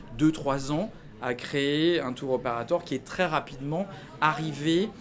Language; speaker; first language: French; native; French